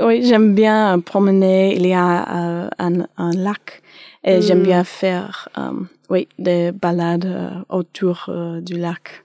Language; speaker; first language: French; non-native, learner; English